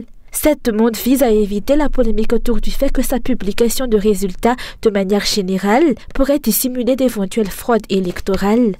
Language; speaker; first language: French; non-native, local second language; Malagasy